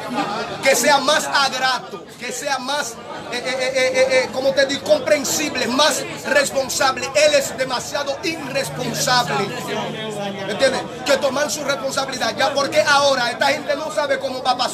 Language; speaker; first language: Spanish; non-native, learner; Haitian Creole